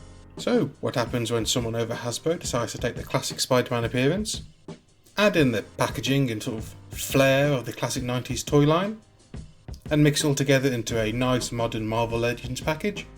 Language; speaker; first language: English; native; English